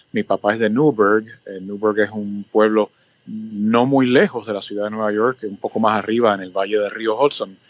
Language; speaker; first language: Spanish; early bilingual, other home language; English